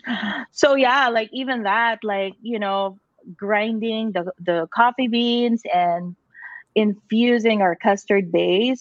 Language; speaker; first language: English; non-native, local second language; Filipino